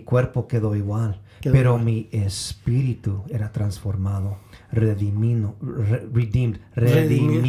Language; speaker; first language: Spanish; early bilingual, heritage; Spanish